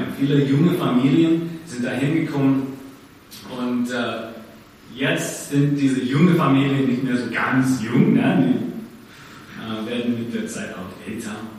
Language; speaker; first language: German; non-native, fluent; English